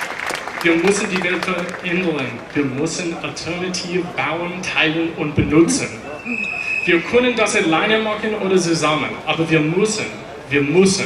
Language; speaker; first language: German; non-native, learner; English